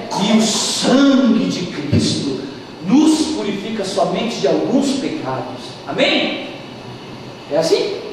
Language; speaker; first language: Portuguese; native; Portuguese